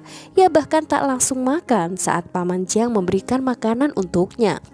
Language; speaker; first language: Indonesian; native; Indonesian